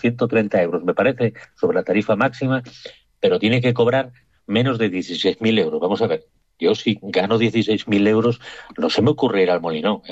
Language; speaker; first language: Spanish; native; Spanish